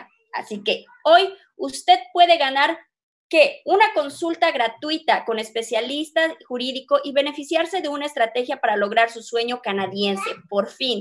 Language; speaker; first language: Spanish; native; Spanish